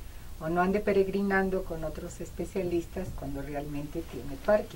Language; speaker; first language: Spanish; native; Spanish